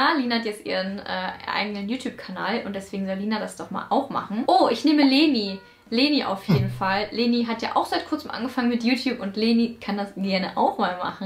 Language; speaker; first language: German; native; German